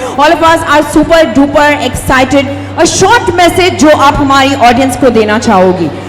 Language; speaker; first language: Hindi; native; Hindi